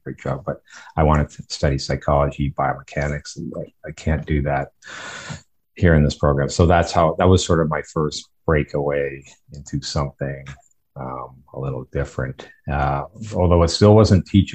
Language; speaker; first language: English; native; English